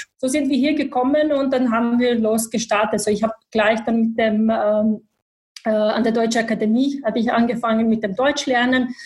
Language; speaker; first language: German; non-native, fluent; Bosnian